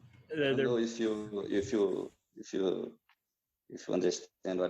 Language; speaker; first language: English; non-native, fluent; Portuguese